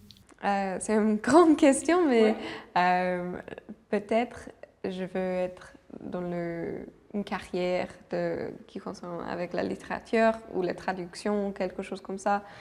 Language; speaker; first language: French; non-native, fluent; English